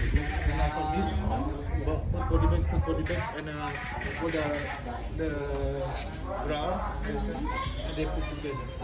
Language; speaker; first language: English; non-native, learner; Indonesian